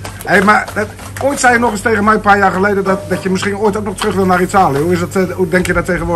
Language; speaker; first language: Dutch; native; Dutch